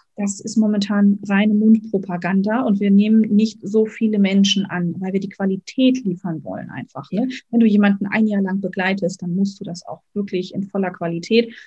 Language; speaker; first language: German; native; German